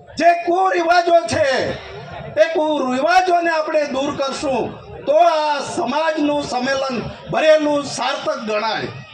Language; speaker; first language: Gujarati; non-native, local second language; Kukna